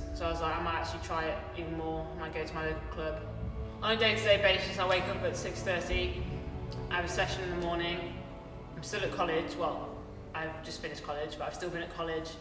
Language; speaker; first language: English; native; English